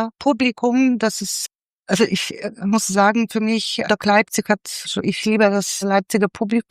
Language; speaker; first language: German; non-native, fluent; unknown